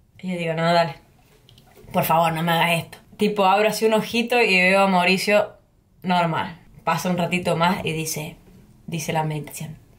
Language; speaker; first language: Spanish; native; Spanish